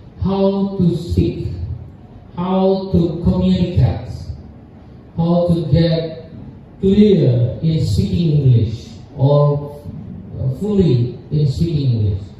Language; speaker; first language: English; non-native, learner; Indonesian